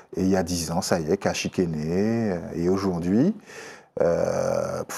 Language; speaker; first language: French; native; French